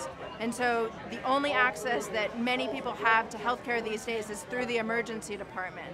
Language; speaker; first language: English; native; English